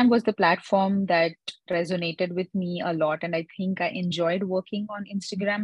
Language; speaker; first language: English; non-native, local second language; Hindi